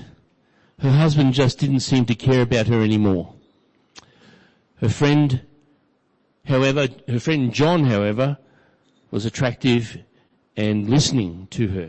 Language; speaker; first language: English; native; English